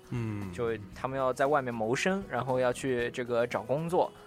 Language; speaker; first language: Chinese; native; Chinese